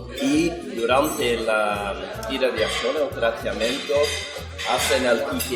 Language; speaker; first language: Spanish; non-native, fluent; Dutch